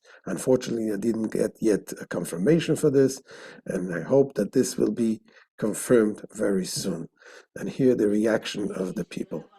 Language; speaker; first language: English; non-native, fluent; Hebrew